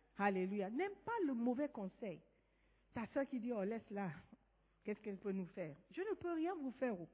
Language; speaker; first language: French; non-native, fluent; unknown